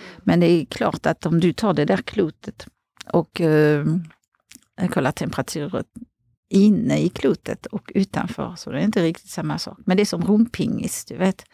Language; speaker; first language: Swedish; non-native, fluent; French